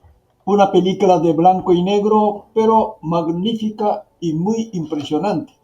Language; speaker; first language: Spanish; non-native, fluent; Japanese